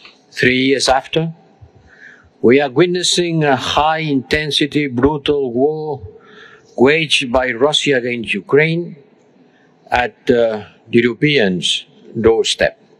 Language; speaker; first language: English; non-native, fluent; Spanish